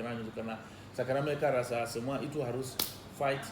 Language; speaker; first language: Indonesian; non-native, fluent; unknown